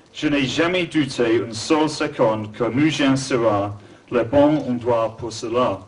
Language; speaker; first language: French; non-native, learner; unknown